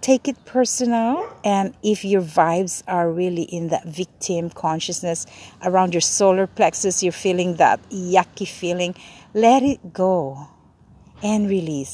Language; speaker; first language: English; non-native, local second language; Filipino